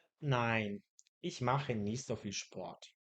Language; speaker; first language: German; non-native, fluent; Polish